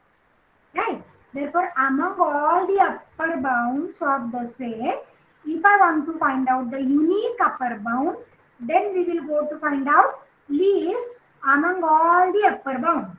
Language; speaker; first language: English; non-native, local second language; Marathi